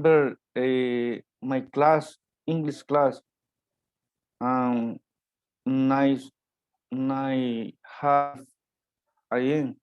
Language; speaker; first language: English; non-native, learner; Spanish